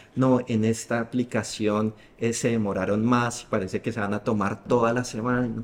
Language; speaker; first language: Spanish; native; Spanish